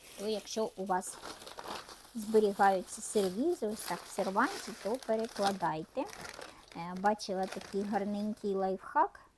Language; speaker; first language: Ukrainian; non-native, local second language; Russian